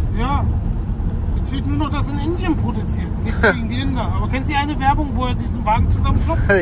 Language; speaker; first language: German; native; German